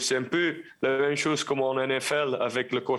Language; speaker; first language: French; non-native, local second language; Dutch